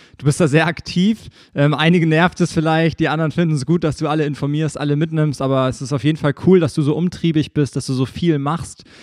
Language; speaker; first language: German; native; German